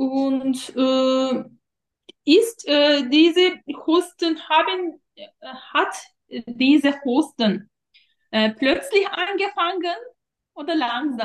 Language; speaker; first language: German; non-native, fluent; Turkish